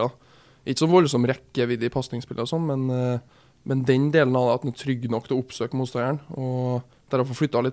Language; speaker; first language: Norwegian; native; Norwegian